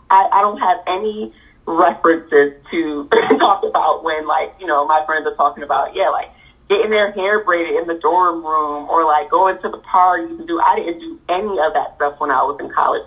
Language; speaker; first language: English; native; English